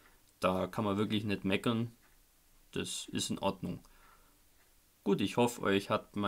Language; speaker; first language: German; native; German